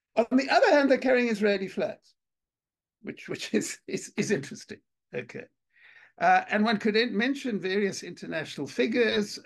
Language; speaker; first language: English; native; English